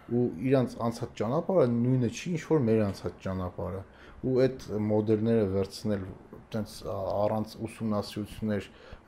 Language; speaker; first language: Armenian; native; Armenian